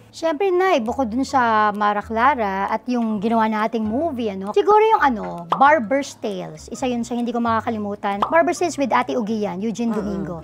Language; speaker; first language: Filipino; native; Filipino